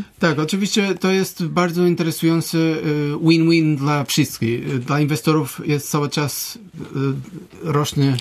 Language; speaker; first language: Polish; non-native, learner; Portuguese